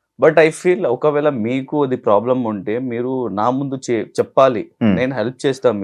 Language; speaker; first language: Telugu; non-native, learner; Hindi